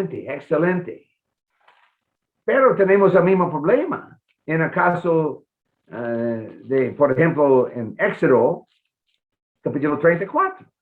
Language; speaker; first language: Spanish; non-native, fluent; English